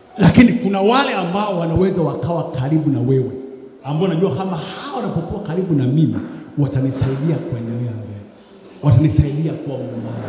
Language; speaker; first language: Swahili; native; Swahili